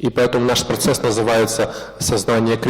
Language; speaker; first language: Russian; native; Russian